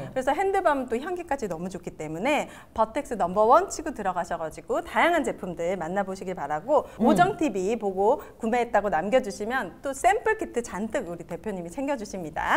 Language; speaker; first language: Korean; native; Korean